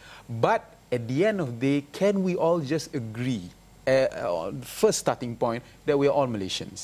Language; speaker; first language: English; non-native, local second language; Malay